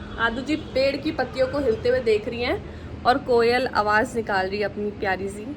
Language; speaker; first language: Hindi; native; Hindi